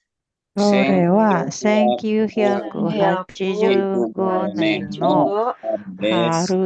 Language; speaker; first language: Japanese; non-native, learner; Indonesian